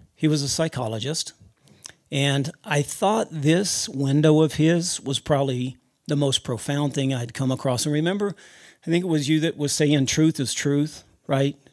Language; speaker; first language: English; native; English